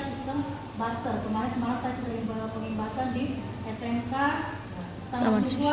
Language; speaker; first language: Indonesian; native; Indonesian